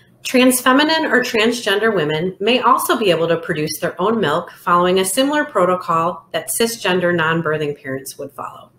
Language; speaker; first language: English; native; English